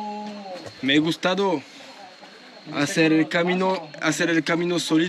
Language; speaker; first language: Spanish; non-native, learner; French